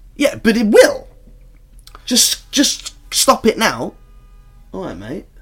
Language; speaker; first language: English; native; English